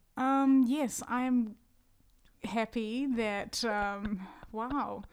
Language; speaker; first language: English; native; English